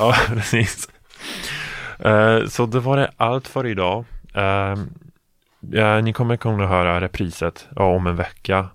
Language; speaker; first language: Swedish; non-native, fluent; Polish